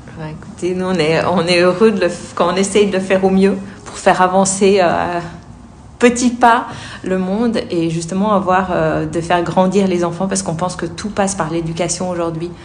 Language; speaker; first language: French; native; French